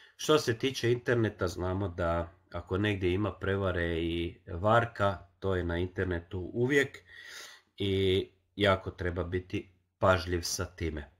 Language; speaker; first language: Croatian; non-native, local second language; Hungarian